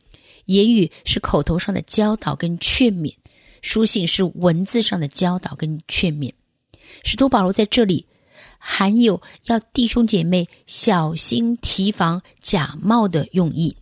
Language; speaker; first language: Chinese; native; Chinese